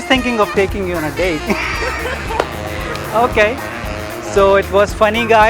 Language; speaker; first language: English; non-native, local second language; Hindi